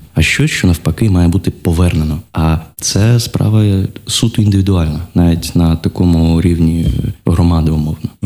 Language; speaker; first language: Ukrainian; non-native, local second language; Russian